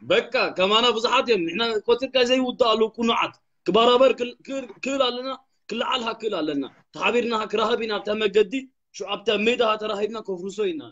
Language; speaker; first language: Tigrinya; early bilingual, heritage; Tigrinya